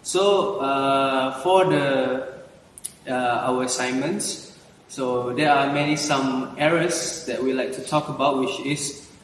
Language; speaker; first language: English; non-native, learner; Malay